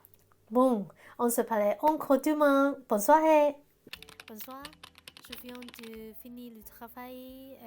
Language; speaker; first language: French; non-native, learner; Cantonese